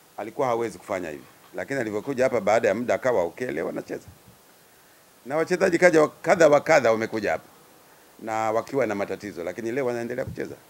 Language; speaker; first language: Swahili; native; Swahili